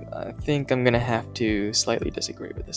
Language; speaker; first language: English; native; English